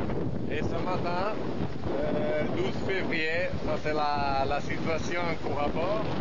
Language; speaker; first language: French; non-native, fluent; Italian